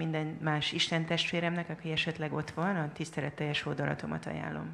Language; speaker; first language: Hungarian; native; Hungarian